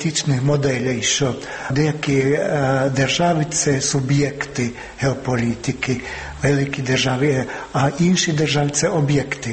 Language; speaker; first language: Ukrainian; non-native, fluent; Finnish